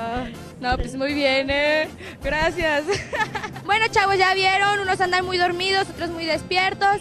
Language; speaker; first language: Spanish; native; Spanish